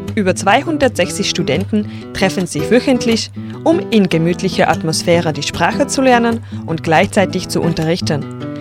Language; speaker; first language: German; native; German